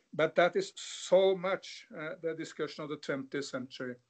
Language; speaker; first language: English; non-native, fluent; Norwegian